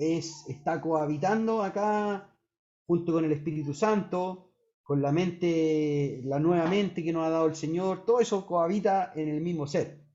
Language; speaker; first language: Spanish; native; Spanish